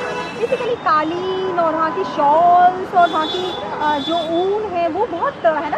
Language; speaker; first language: Hindi; native; Hindi